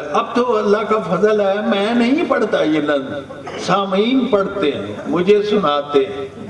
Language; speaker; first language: Urdu; non-native, local second language; Punjabi